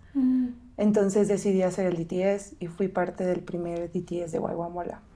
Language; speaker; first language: Spanish; native; Spanish